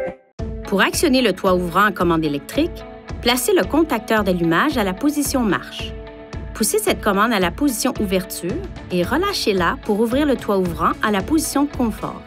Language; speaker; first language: French; native; French